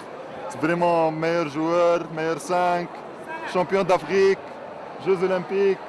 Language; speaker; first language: French; non-native, local second language; Arabic